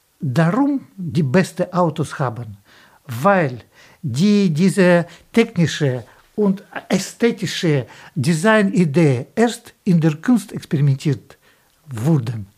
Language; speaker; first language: German; non-native, fluent; Russian